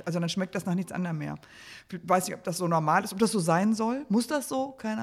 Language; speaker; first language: German; native; German